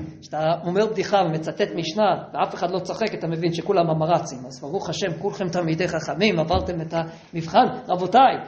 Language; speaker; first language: Hebrew; native; Hebrew